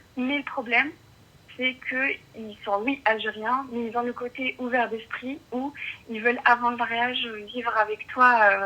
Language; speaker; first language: French; non-native, local second language; Arabic